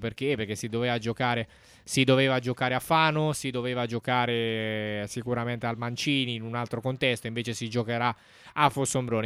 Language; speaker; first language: Italian; native; Italian